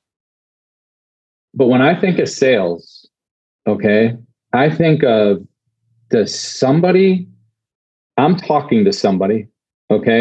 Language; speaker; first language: English; native; English